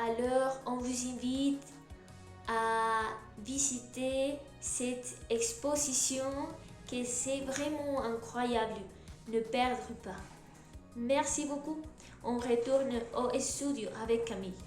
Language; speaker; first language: French; non-native, learner; Spanish